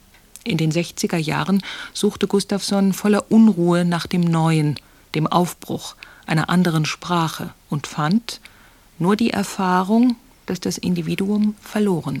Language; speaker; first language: German; native; German